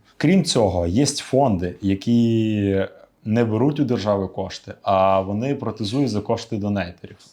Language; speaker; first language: Ukrainian; non-native, local second language; Russian